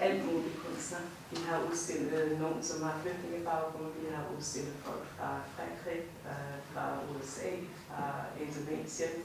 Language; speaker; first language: Danish; non-native, fluent; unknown